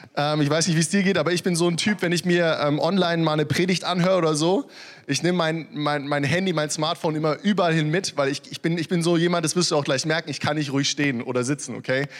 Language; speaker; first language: German; early bilingual, other home language; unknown